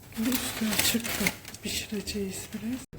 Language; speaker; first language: Turkish; early bilingual, heritage; Turkish